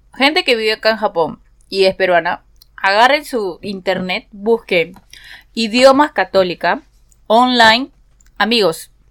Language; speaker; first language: Spanish; native; Spanish